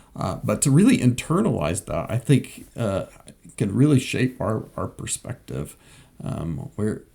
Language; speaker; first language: English; native; English